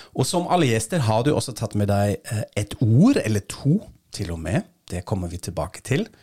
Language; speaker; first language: Norwegian; non-native, fluent; German